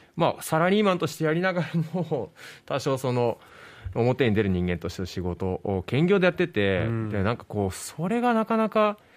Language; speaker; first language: Japanese; native; Japanese